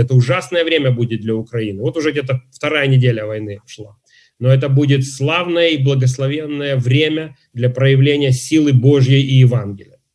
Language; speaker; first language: Russian; native; Russian